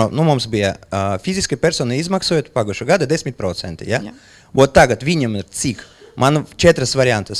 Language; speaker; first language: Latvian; non-native, local second language; Russian